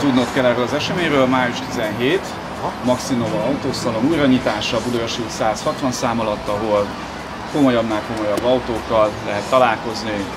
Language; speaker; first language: Hungarian; native; Hungarian